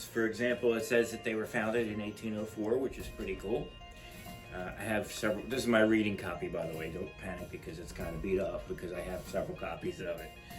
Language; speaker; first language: English; native; English